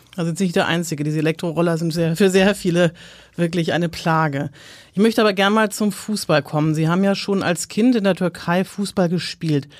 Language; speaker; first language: German; native; German